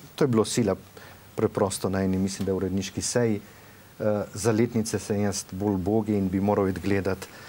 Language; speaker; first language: Slovenian; native; Slovenian